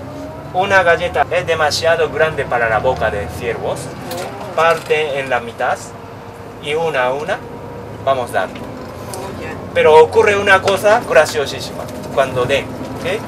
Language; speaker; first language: Spanish; non-native, learner; Japanese